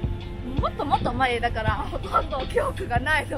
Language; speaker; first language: Japanese; non-native, fluent; Vietnamese